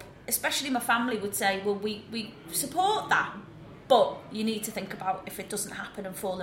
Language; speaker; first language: English; native; English